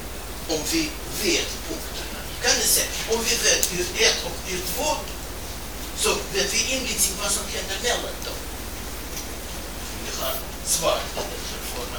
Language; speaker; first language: Swedish; non-native, fluent; Russian